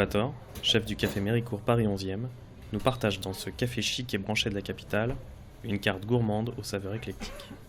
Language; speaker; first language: French; native; French